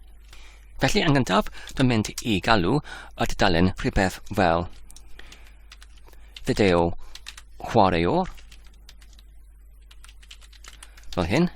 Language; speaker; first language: Welsh; non-native, learner; English